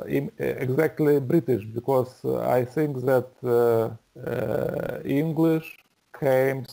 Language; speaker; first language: English; non-native, learner; Russian